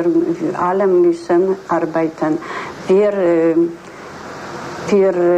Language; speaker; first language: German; non-native, learner; Polish